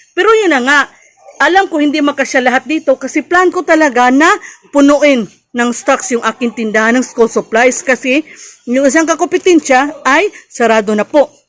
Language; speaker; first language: Filipino; non-native, local second language; Cebuano